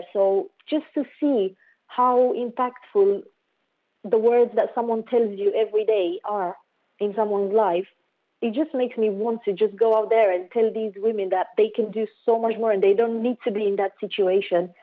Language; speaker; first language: English; non-native, fluent; Romanian